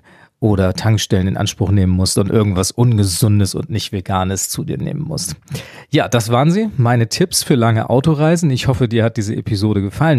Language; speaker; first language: German; native; German